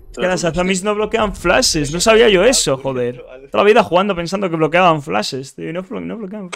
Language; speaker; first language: Spanish; native; Spanish